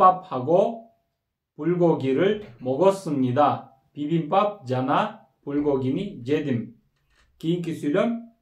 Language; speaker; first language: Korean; non-native, fluent; Kyrgyz